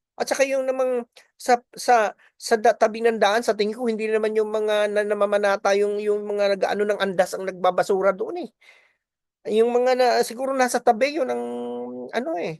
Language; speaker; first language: Filipino; non-native, local second language; Bikol